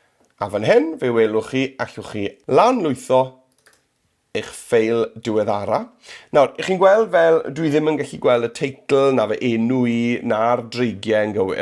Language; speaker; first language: Welsh; native; Welsh